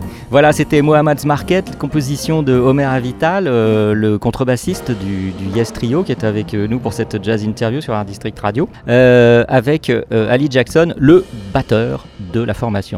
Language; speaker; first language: French; native; French